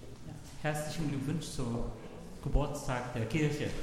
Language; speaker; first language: German; non-native, fluent; Arabic